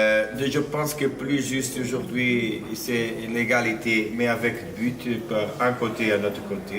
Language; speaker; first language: French; non-native, fluent; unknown